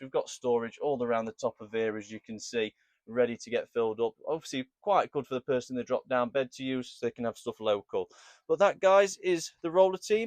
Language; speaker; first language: English; native; English